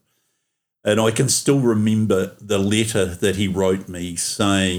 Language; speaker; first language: English; native; English